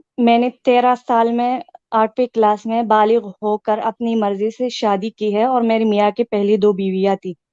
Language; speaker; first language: Urdu; non-native, local second language; Pashto